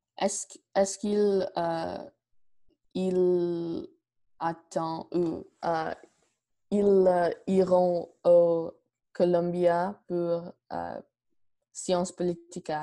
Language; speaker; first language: French; non-native, learner; English